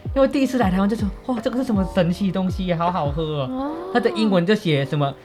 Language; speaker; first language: Chinese; non-native, fluent; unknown